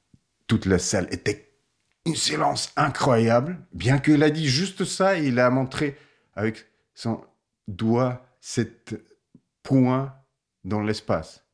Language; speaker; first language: French; non-native, fluent; Russian